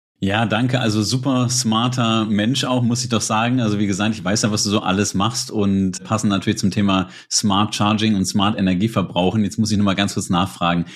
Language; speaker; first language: German; native; German